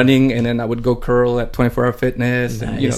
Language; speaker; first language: English; early bilingual, other home language; Spanish